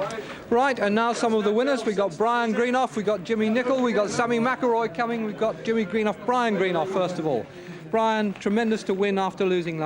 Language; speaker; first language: English; native; English